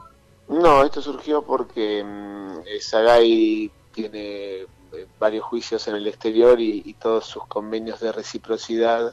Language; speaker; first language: Spanish; native; Spanish